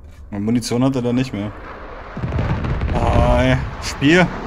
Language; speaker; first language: German; native; German